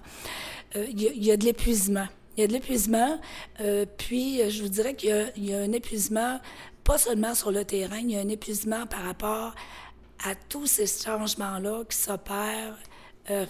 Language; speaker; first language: French; native; French